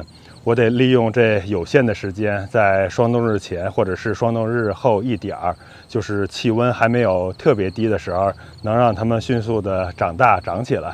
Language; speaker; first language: Chinese; native; Chinese